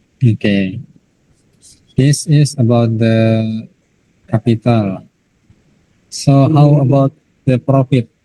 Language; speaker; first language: English; non-native, learner; Indonesian